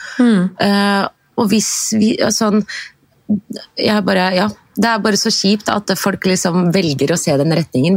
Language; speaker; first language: Norwegian; early bilingual, other home language; Arabic